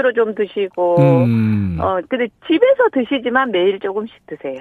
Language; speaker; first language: Korean; native; Korean